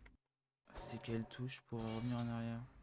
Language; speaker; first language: French; native; French